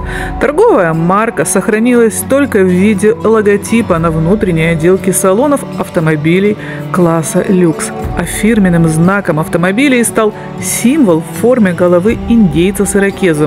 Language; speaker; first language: Russian; native; Russian